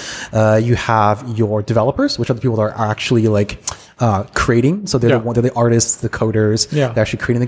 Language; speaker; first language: English; native; English